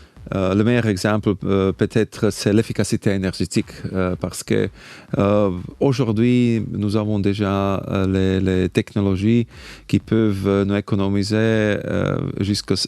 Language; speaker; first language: French; non-native, fluent; Slovak